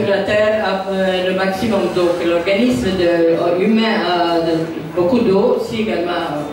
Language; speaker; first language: French; non-native, learner; Serbian